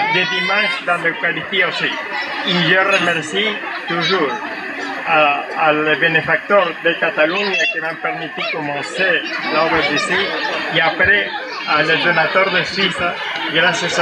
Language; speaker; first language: French; non-native, learner; Spanish